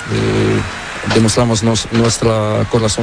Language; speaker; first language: Spanish; non-native, learner; Portuguese